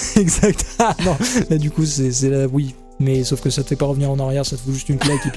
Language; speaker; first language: French; native; French